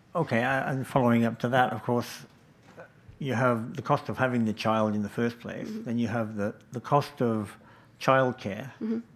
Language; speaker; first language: English; native; English